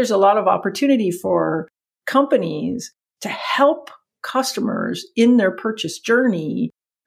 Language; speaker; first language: English; native; English